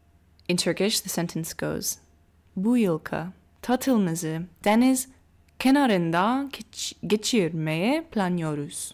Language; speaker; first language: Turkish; non-native, learner; English